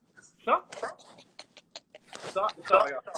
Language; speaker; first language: French; native; French